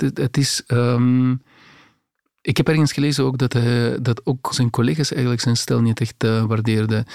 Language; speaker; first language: Dutch; non-native, fluent; Russian